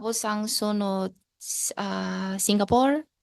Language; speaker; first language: Filipino; non-native, learner; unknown